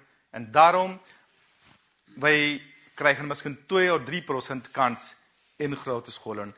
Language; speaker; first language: Dutch; non-native, learner; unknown